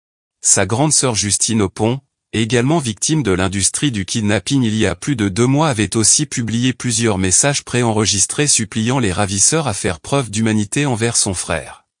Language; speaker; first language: French; non-native, local second language; Haitian Creole